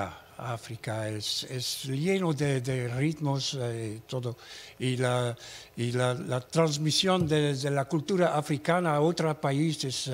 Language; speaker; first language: Spanish; non-native, learner; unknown